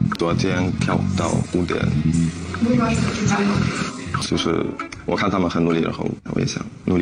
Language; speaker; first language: Chinese; non-native, learner; Russian